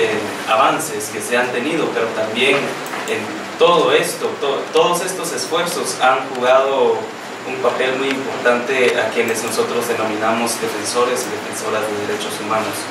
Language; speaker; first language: Spanish; native; Spanish